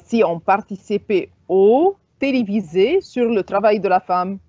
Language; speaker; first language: French; non-native, fluent; Arabic